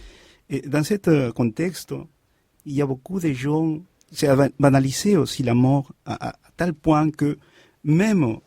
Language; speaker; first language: French; non-native, fluent; Spanish